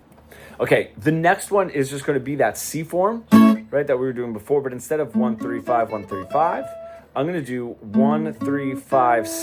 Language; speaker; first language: English; native; English